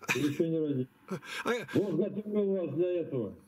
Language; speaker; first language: Russian; native; Russian